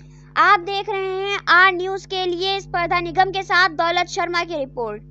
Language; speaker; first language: Hindi; native; Hindi